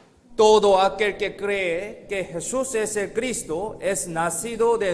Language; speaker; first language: Spanish; non-native, learner; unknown